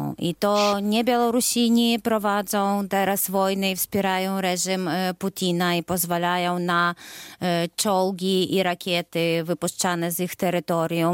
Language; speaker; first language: Polish; non-native, fluent; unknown